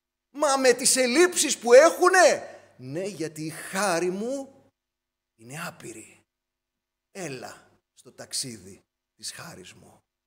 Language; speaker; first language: Greek; native; Greek